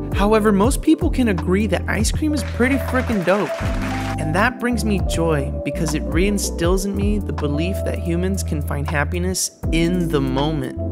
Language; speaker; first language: English; native; English